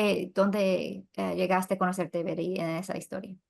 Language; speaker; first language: Spanish; non-native, fluent; English